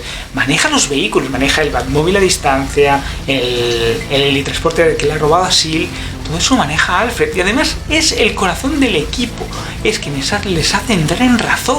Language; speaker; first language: Spanish; native; Spanish